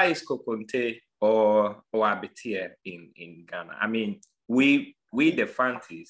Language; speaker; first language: English; non-native, local second language; Akan